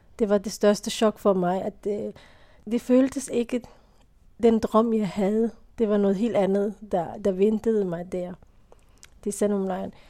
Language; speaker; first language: Danish; non-native, fluent; Somali